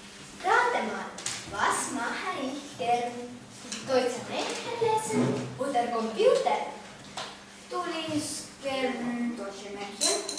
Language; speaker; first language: German; non-native, learner; Estonian